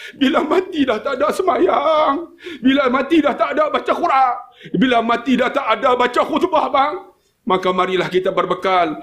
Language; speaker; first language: Malay; native; Malay